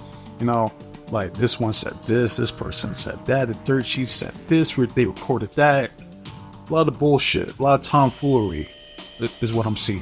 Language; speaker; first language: English; native; English